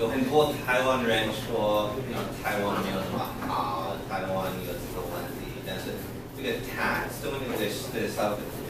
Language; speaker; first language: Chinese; non-native, learner; English